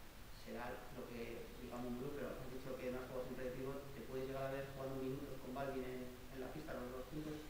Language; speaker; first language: Spanish; native; Spanish